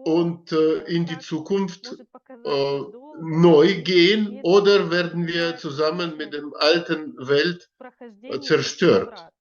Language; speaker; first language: German; non-native, learner; Russian